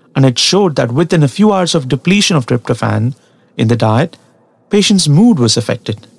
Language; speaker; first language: English; non-native, local second language; Tamil